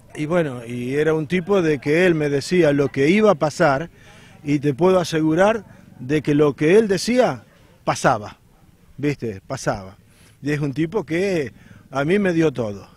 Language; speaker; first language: Spanish; native; Spanish